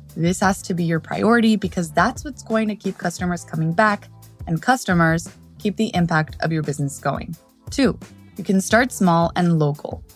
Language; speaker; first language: English; non-native, fluent; Spanish